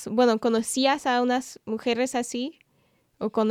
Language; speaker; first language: Spanish; non-native, fluent; English